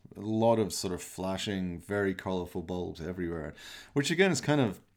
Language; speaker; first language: English; native; English